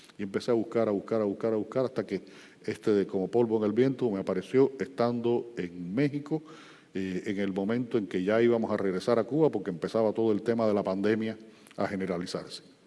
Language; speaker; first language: Spanish; native; Spanish